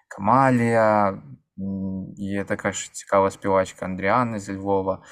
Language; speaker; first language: Ukrainian; native; Ukrainian